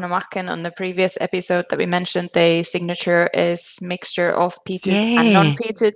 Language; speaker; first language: English; non-native, fluent; Finnish